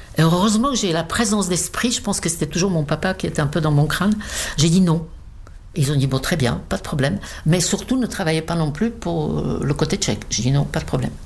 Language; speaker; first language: French; non-native, fluent; Czech